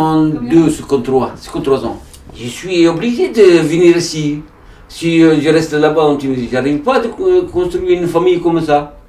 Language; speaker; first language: French; non-native, learner; Arabic